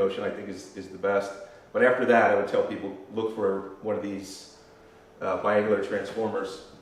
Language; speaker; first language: English; native; English